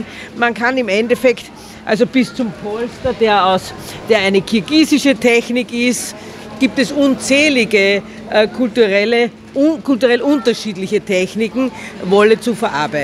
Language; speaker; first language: German; native; German